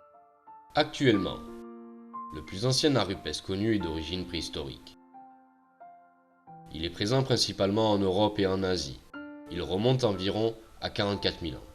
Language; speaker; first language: French; native; French